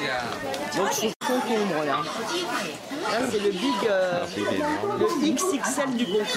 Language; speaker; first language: French; native; French